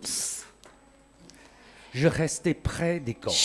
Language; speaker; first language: French; non-native, fluent; Chinese